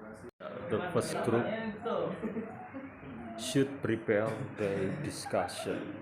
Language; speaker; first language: English; non-native, learner; Indonesian